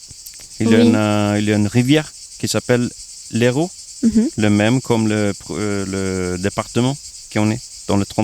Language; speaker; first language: French; non-native, learner; Swedish